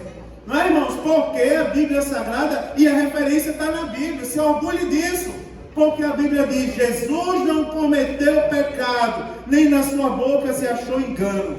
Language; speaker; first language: Portuguese; native; Portuguese